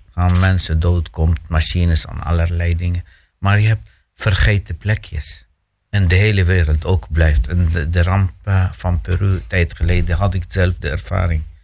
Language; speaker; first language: Dutch; non-native, fluent; Arabic